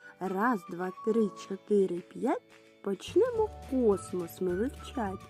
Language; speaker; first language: Ukrainian; native; Ukrainian